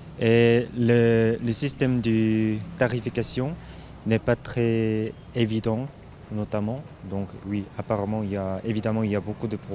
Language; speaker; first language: French; non-native, local second language; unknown